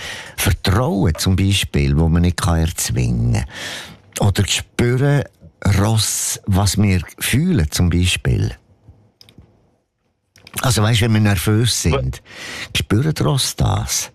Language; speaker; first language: German; native; German